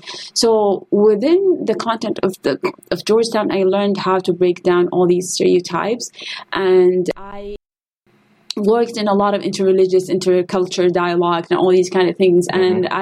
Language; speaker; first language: English; non-native, fluent; Arabic